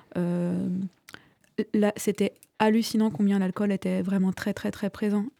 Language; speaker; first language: French; native; French